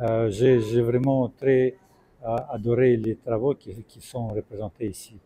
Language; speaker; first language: French; non-native, fluent; Russian